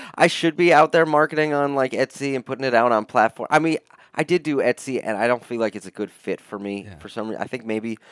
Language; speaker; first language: English; native; English